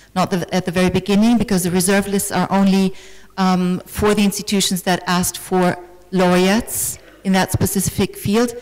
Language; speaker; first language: English; non-native, fluent; German